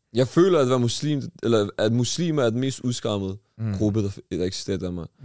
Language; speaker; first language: Danish; early bilingual, other home language; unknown